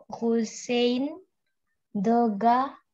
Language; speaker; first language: Russian; non-native, learner; Indonesian